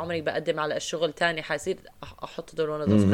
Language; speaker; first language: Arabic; native; Arabic